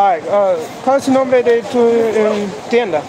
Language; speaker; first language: Spanish; non-native, learner; English